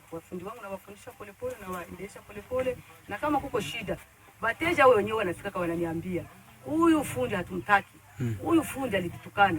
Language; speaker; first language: Swahili; native; Swahili